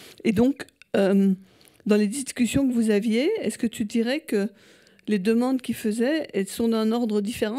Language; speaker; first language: French; native; French